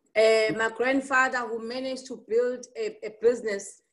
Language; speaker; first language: English; non-native, local second language; Zulu